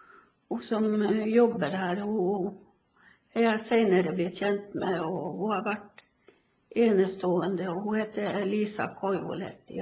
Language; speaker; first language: Norwegian; non-native, local second language; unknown